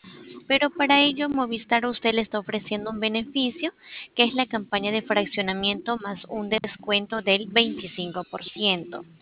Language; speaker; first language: Spanish; native; Spanish